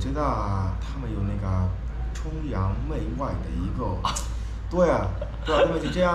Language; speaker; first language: Chinese; non-native, fluent; Spanish